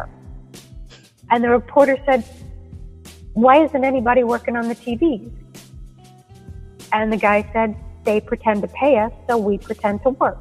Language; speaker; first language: English; native; English